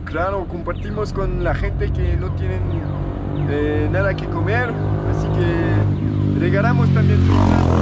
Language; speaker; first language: Spanish; non-native, learner; French